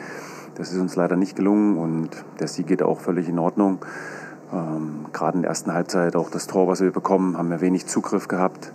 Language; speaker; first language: German; native; German